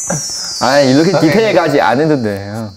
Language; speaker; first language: Korean; non-native, fluent; Chinese